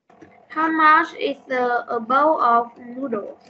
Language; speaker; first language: English; non-native, learner; Vietnamese